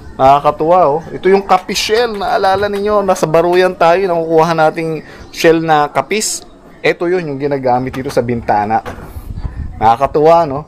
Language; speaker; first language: Filipino; native; Filipino